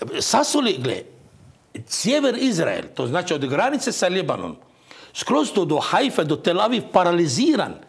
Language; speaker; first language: Croatian; non-native, fluent; Arabic